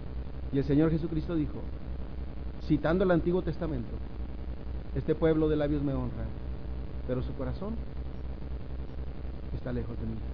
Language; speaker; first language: Spanish; native; Spanish